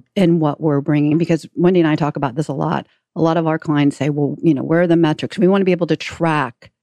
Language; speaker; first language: English; native; English